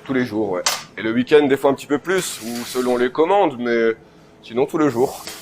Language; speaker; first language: French; native; French